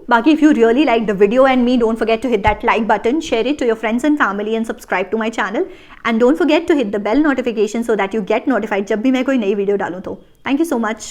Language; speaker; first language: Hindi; native; Hindi